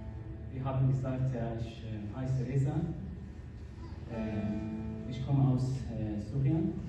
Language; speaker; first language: German; non-native, learner; Kurdish